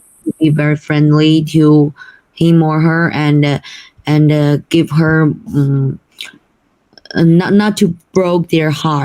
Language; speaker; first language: English; non-native, learner; Chinese